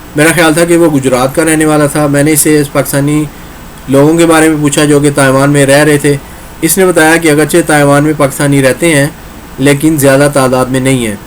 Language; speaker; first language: Urdu; non-native, local second language; Punjabi